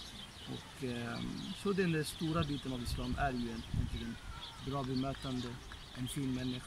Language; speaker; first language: Swedish; non-native, fluent; Arabic